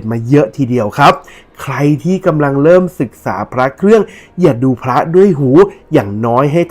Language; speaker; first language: Thai; native; Thai